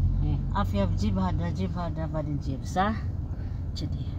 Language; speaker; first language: Arabic; non-native, learner; Filipino